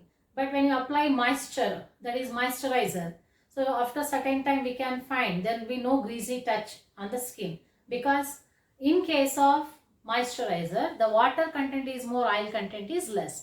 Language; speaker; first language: English; non-native, local second language; Kannada